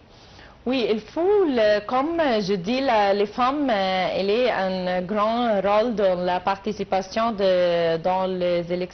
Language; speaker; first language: French; non-native, learner; Arabic